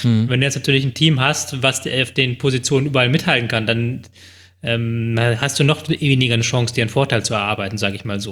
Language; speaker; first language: German; native; German